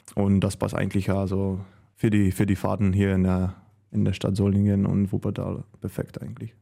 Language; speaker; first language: German; non-native, fluent; Czech